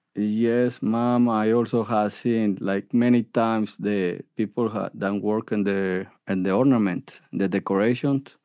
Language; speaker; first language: English; non-native, fluent; Spanish